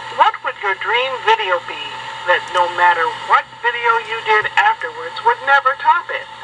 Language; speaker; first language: English; native; English